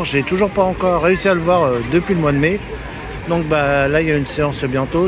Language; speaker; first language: French; native; French